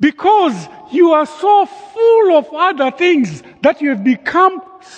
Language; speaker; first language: English; non-native, local second language; Shona